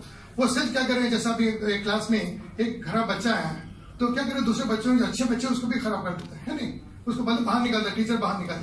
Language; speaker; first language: Hindi; native; Hindi